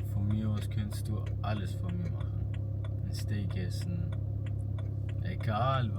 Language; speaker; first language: German; early bilingual, other home language; Bosnian